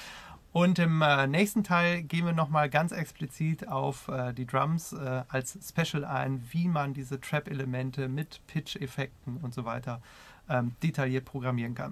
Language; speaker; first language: German; native; German